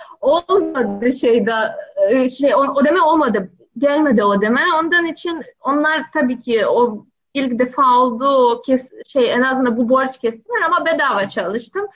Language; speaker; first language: Turkish; non-native, learner; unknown